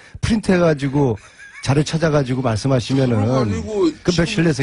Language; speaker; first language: Korean; native; Korean